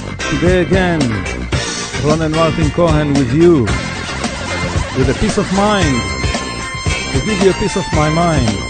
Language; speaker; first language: English; non-native, fluent; Hebrew